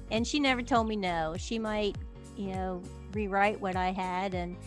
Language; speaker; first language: English; native; English